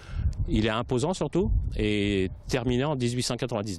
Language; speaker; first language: French; native; French